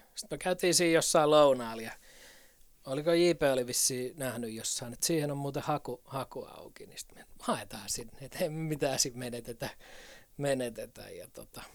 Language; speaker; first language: Finnish; native; Finnish